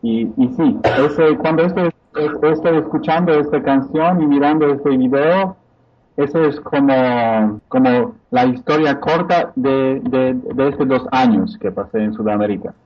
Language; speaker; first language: Spanish; non-native, fluent; Polish